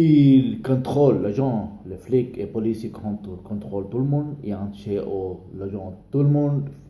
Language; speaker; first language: French; non-native, learner; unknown